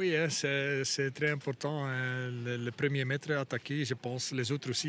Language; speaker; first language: French; non-native, learner; Dutch